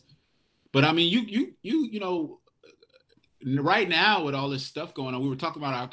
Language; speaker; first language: English; native; English